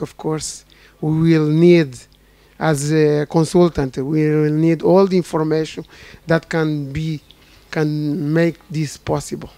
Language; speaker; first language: English; non-native, learner; Portuguese